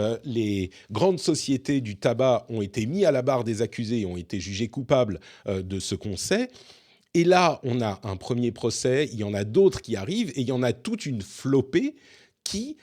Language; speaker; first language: French; native; French